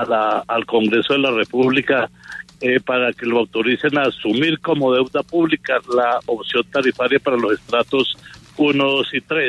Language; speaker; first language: Spanish; native; Spanish